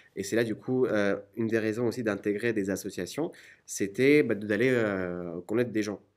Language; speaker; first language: French; non-native, fluent; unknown